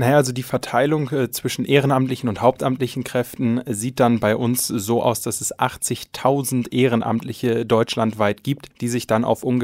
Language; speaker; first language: German; native; German